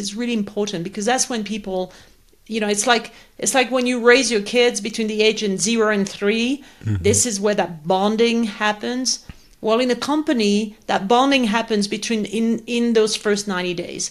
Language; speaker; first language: English; non-native, fluent; French